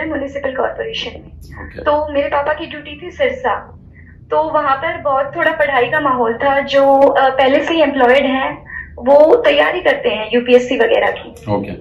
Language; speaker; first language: Hindi; native; Hindi